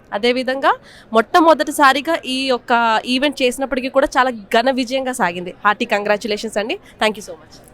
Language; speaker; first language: Telugu; native; Telugu